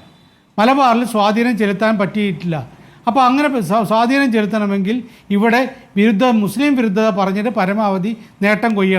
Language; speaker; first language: Malayalam; native; Malayalam